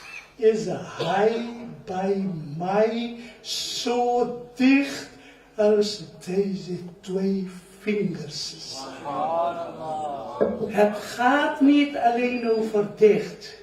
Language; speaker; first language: Dutch; non-native, learner; Urdu